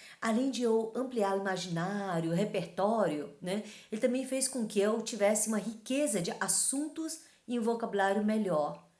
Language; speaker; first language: Portuguese; early bilingual, other home language; Chinese